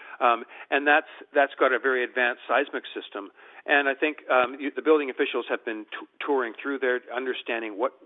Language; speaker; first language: English; native; English